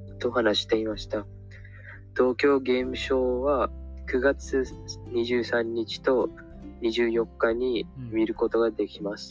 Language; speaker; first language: Japanese; non-native, learner; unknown